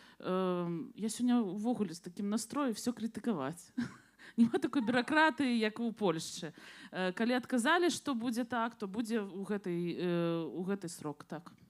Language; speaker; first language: Belarusian; non-native, local second language; Russian